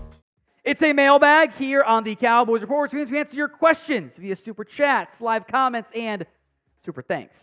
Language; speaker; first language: English; native; English